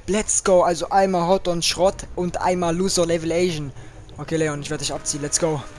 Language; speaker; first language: German; native; German